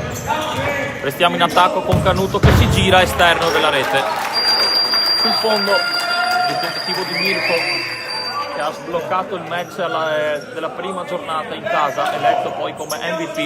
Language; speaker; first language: Italian; native; Italian